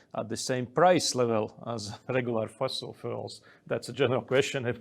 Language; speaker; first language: English; non-native, fluent; Latvian